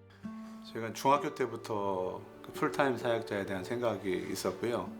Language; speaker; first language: Korean; native; Korean